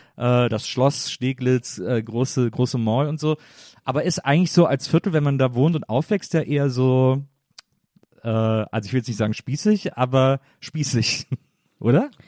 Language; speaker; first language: German; native; German